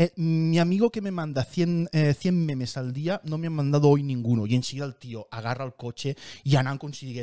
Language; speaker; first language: Spanish; non-native, local second language; Catalan